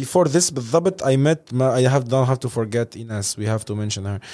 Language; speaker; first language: English; non-native, fluent; Arabic